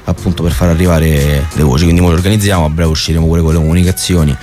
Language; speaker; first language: Italian; native; Italian